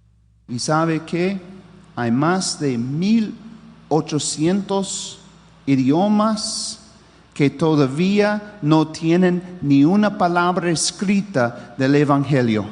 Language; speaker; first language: Spanish; non-native, fluent; English